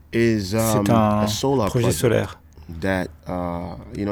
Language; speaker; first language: French; non-native, fluent; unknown